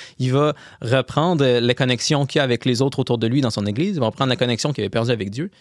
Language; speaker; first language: French; native; French